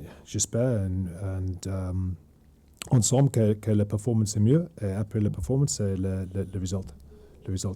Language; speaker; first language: French; non-native, learner; English